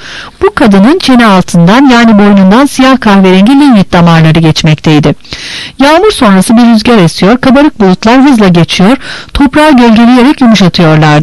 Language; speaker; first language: Turkish; native; Turkish